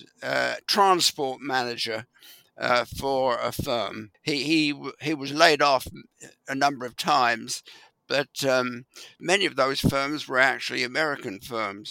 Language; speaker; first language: English; native; English